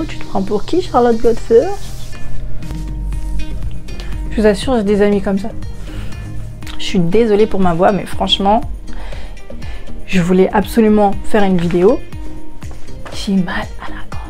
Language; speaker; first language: French; native; French